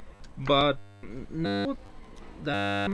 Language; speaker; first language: English; non-native, learner; Spanish